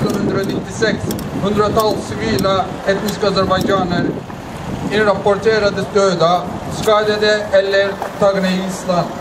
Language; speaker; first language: Swedish; non-native, fluent; Azerbaijani